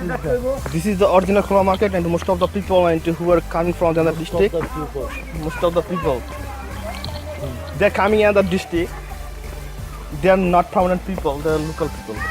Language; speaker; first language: English; non-native, fluent; Bangla